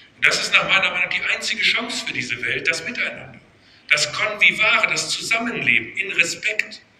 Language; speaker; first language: German; native; German